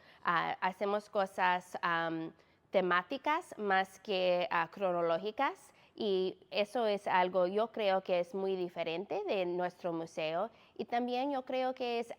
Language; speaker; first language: Spanish; non-native, fluent; English